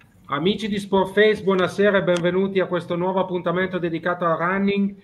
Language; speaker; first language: Italian; native; Italian